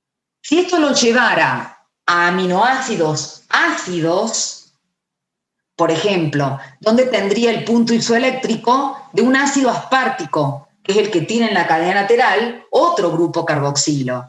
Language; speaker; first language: Spanish; native; Spanish